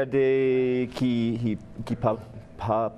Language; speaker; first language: French; non-native, learner; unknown